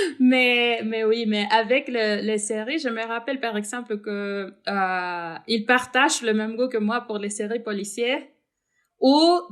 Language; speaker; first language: French; non-native, fluent; Spanish